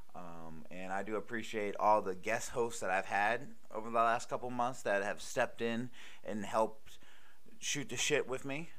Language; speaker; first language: English; native; English